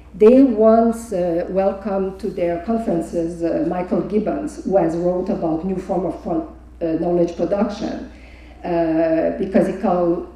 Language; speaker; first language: English; non-native, fluent; French